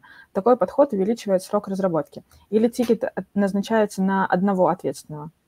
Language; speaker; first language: Russian; native; Russian